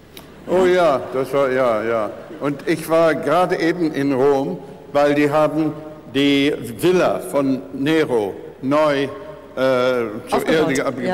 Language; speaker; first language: German; non-native, fluent; English